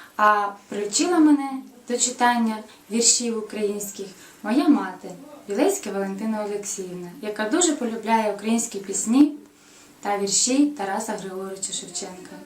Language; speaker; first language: Ukrainian; native; Ukrainian